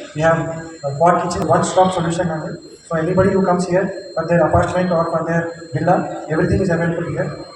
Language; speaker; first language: English; non-native, local second language; Telugu